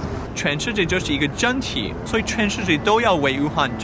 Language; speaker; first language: Chinese; non-native, fluent; English